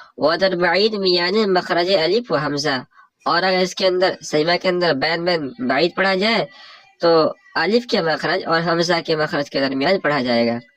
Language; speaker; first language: Urdu; native; Urdu